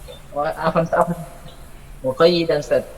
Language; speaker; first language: Arabic; non-native, learner; Indonesian